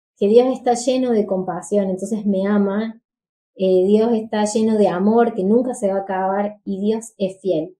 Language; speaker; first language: Spanish; native; Spanish